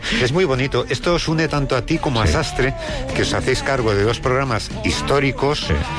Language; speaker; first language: Spanish; native; Spanish